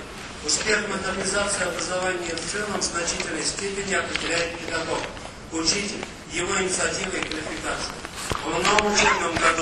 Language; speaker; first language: Russian; native; Russian